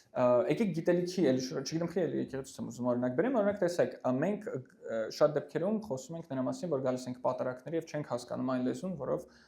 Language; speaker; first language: Armenian; early bilingual, heritage; Armenian